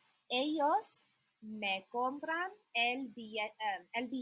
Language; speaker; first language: Spanish; non-native, learner; English